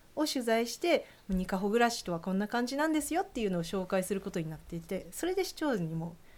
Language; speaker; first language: Japanese; native; Japanese